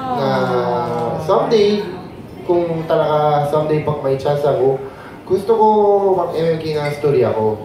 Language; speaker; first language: Filipino; non-native, fluent; Korean